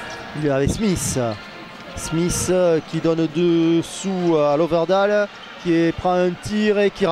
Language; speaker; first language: French; native; French